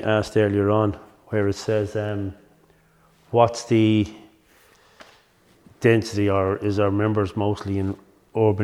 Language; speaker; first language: English; native; English